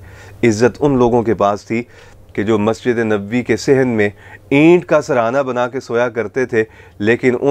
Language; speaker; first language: Urdu; native; Urdu